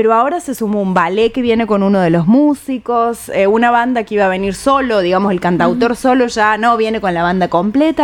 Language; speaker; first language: Spanish; native; Spanish